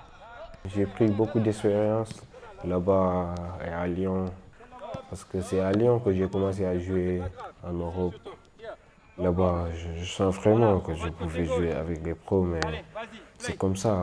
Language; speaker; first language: French; non-native, local second language; Wolof